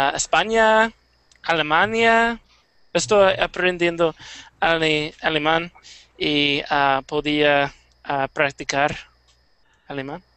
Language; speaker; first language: Spanish; non-native, learner; English